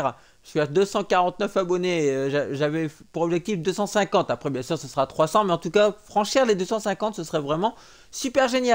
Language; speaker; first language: French; native; French